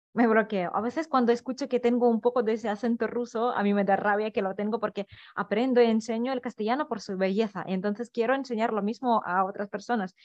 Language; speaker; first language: Spanish; non-native, fluent; Russian